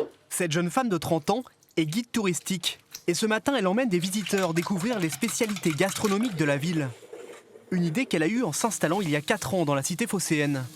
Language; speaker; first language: French; native; French